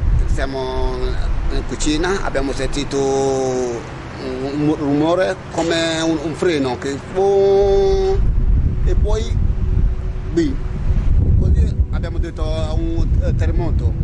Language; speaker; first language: Italian; non-native, learner; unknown